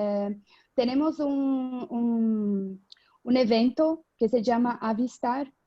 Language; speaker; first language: Spanish; non-native, fluent; Portuguese